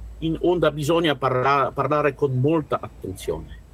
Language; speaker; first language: Italian; non-native, learner; Russian